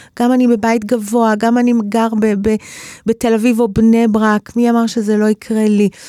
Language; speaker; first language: Hebrew; early bilingual, other home language; English